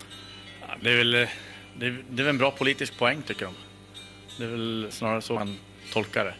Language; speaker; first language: Swedish; native; Swedish